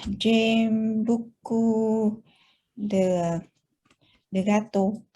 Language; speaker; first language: French; non-native, learner; Vietnamese